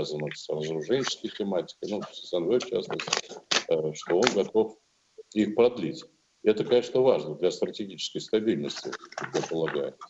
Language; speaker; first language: Russian; native; Russian